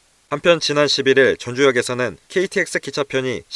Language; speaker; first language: Korean; native; Korean